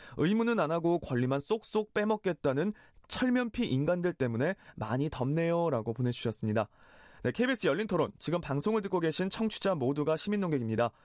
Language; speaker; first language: Korean; native; Korean